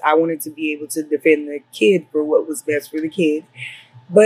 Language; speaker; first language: English; native; English